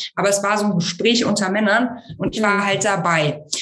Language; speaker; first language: German; native; German